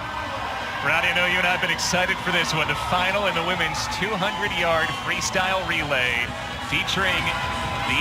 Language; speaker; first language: English; native; English